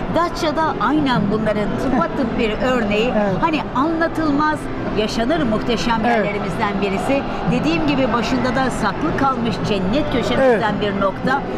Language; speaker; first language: Turkish; native; Turkish